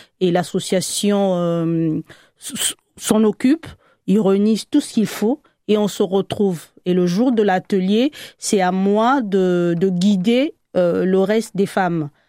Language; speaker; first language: French; native; French